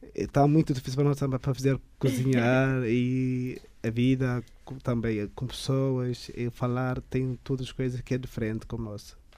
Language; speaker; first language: Portuguese; non-native, learner; Tigrinya